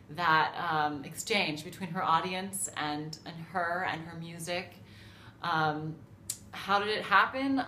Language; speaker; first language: English; native; English